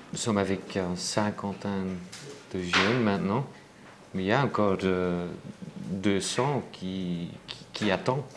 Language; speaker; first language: French; non-native, local second language; Dutch